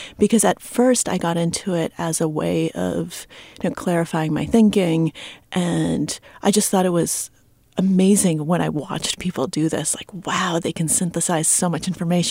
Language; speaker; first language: English; early bilingual, other home language; Russian